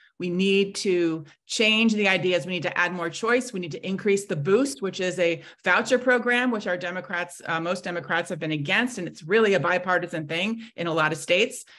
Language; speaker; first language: English; native; English